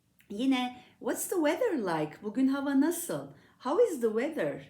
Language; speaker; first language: English; non-native, fluent; Turkish